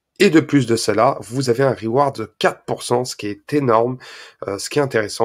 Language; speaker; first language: French; native; French